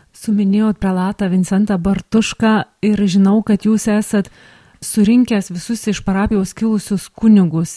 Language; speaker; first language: Lithuanian; native; Lithuanian